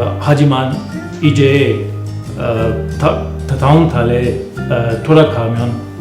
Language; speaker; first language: Korean; non-native, learner; Urdu